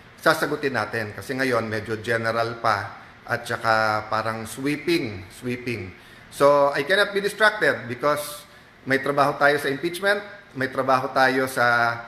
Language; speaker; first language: Filipino; native; Filipino